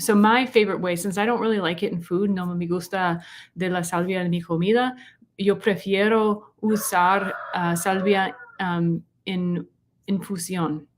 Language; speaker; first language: Spanish; non-native, learner; English